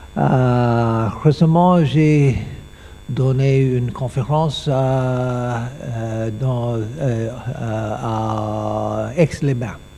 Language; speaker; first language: French; non-native, learner; English